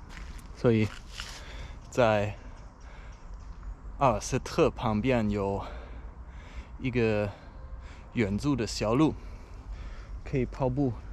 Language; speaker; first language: Chinese; non-native, fluent; German